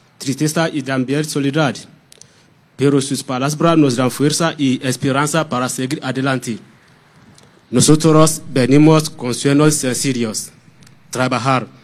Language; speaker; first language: Spanish; non-native, fluent; Yoruba